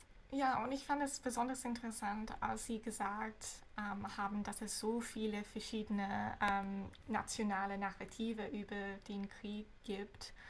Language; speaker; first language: German; non-native, fluent; English